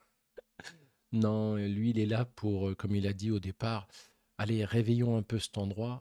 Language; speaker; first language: French; native; French